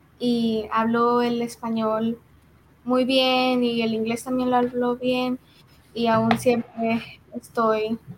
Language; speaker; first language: Spanish; early bilingual, heritage; Spanish